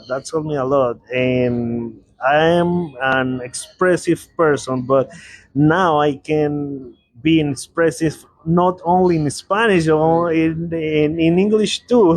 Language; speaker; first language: English; non-native, learner; Spanish